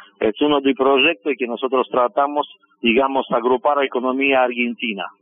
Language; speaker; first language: Spanish; non-native, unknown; Russian